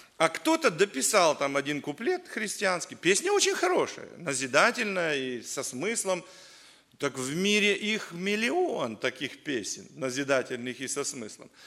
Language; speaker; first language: Russian; native; Russian